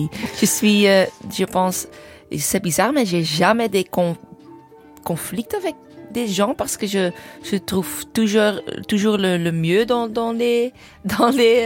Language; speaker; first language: French; non-native, learner; English